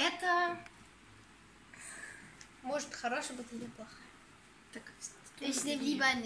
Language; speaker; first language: Russian; early bilingual, heritage; German